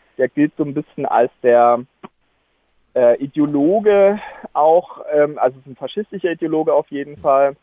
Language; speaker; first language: German; native; German